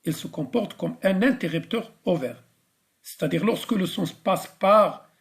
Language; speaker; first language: French; non-native, local second language; Arabic